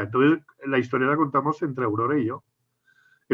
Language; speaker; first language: Spanish; native; Spanish